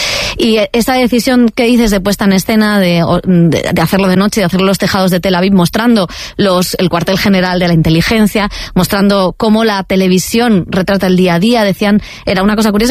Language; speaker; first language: Spanish; native; Spanish